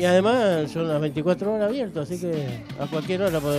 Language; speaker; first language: Spanish; native; Spanish